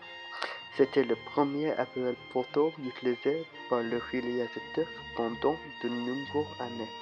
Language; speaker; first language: French; non-native, learner; English